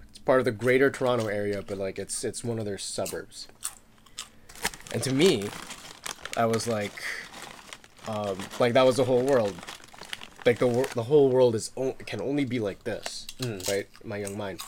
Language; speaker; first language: English; native; English